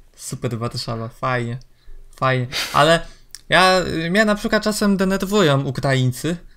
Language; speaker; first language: Polish; native; Polish